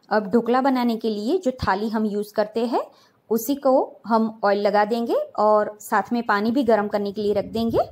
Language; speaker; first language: Hindi; non-native, local second language; Gujarati